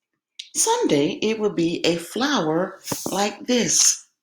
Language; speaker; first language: English; native; English